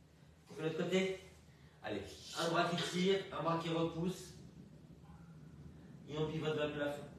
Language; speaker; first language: French; native; French